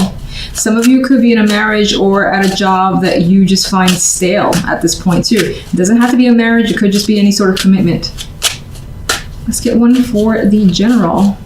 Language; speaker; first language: English; native; English